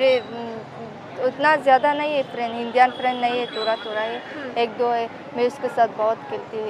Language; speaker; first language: Hindi; non-native, learner; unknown